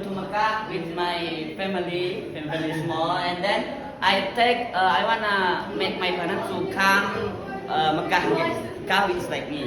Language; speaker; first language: English; non-native, learner; Indonesian